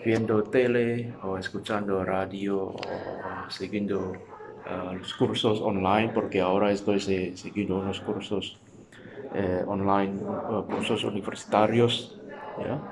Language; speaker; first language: Spanish; non-native, fluent; Chinese